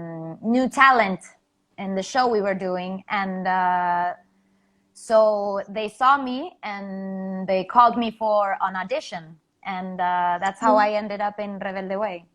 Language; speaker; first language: English; non-native, fluent; Spanish